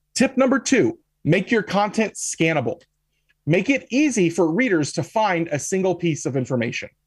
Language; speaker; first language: English; native; English